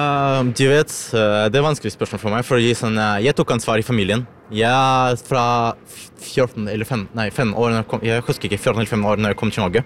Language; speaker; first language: Norwegian; non-native, learner; Ukrainian